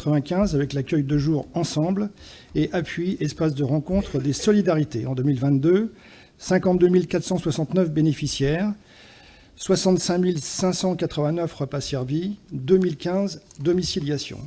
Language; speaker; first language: French; native; French